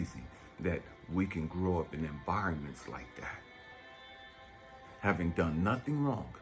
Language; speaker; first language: English; native; English